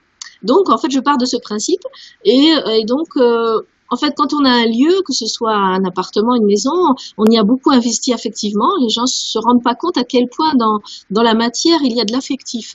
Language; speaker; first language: French; native; French